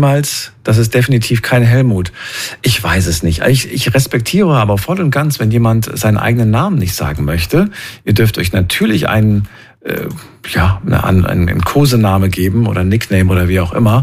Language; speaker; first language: German; native; German